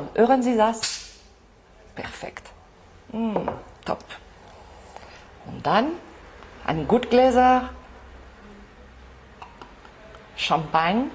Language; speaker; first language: German; non-native, learner; French